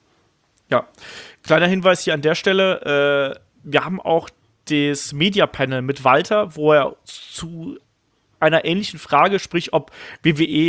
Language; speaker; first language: German; native; German